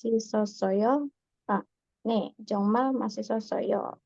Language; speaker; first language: Korean; non-native, learner; Indonesian